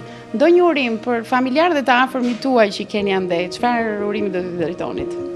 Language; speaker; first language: Albanian; native; Albanian